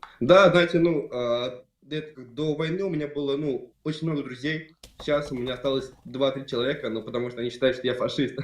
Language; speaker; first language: Russian; native; Russian